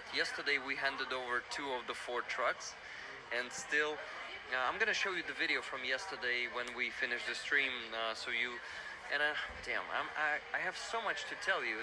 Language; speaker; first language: English; non-native, fluent; Ukrainian